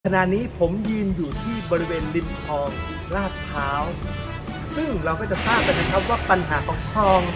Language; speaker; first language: Thai; native; Thai